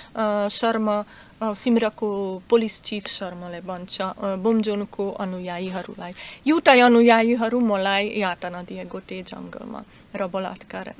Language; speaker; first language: Nepali; non-native, fluent; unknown